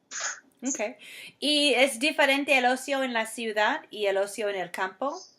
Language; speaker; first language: Spanish; non-native, fluent; English